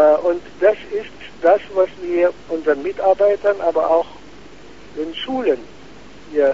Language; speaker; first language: German; non-native, fluent; Arabic